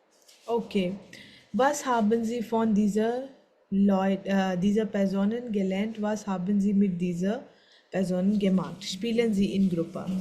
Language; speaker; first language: German; non-native, fluent; Hindi